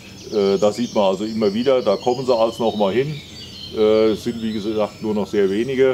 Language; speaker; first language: German; native; German